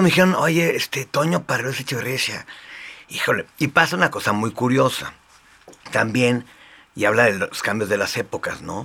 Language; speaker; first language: Spanish; native; Spanish